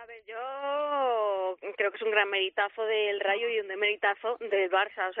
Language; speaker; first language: Spanish; native; Spanish